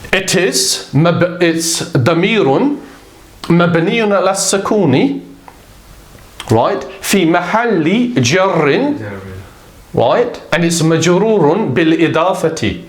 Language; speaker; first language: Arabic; non-native, fluent; English